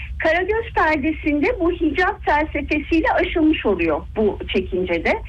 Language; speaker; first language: Turkish; native; Turkish